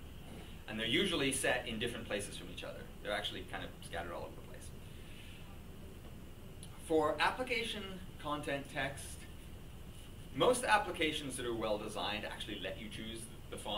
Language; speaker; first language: English; native; English